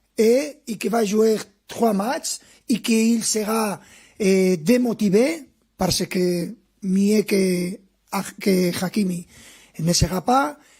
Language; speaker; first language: French; non-native, fluent; Spanish